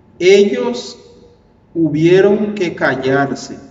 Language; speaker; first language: Spanish; non-native, learner; Haitian Creole